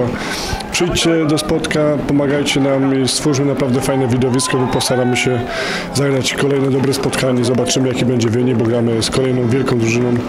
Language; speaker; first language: Polish; native; Polish